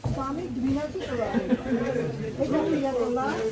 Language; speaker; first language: Russian; non-native, fluent; Georgian